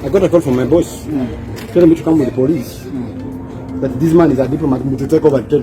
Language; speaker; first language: English; non-native, local second language; Ganda